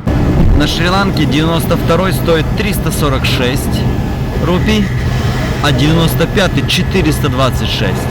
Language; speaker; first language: Russian; native; Russian